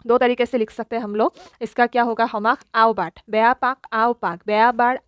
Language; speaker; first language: Hindi; non-native, local second language; Assamese